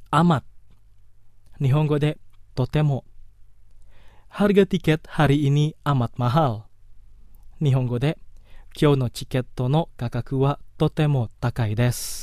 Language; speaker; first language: Japanese; non-native, fluent; Indonesian